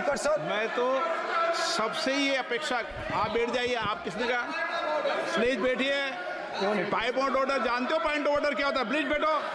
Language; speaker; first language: Hindi; native; Hindi